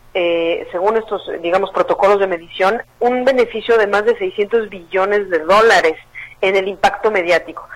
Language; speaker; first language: Spanish; native; Spanish